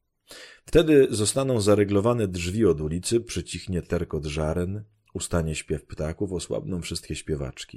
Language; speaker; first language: Polish; native; Polish